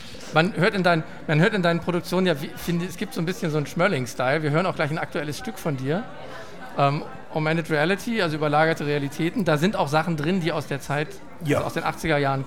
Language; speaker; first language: German; native; German